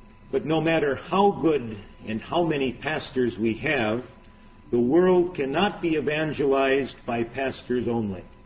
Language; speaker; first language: English; native; English